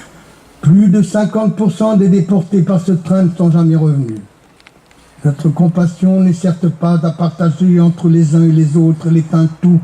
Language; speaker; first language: French; native; French